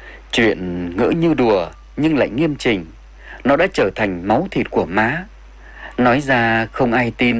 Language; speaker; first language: Vietnamese; native; Vietnamese